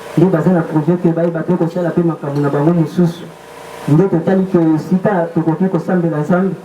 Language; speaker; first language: Lingala; non-native, local second language; Kituba (Democratic Republic of Congo)